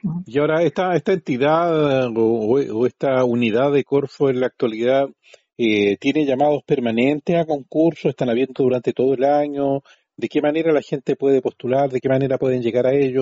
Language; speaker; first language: Spanish; native; Spanish